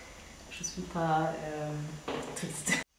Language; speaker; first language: French; non-native, fluent; German